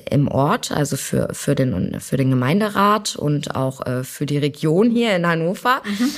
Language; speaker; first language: German; native; German